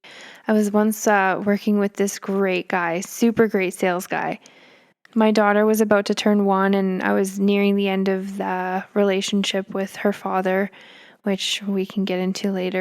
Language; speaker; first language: English; native; English